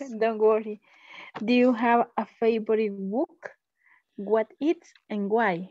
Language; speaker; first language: English; non-native, learner; Spanish